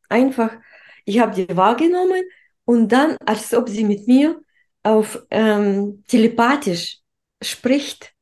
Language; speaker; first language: German; non-native, fluent; Russian